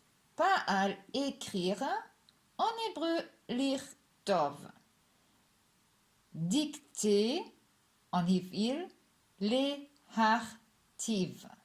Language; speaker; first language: French; non-native, fluent; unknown